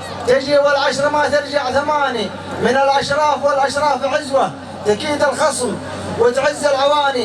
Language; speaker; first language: Arabic; native; Arabic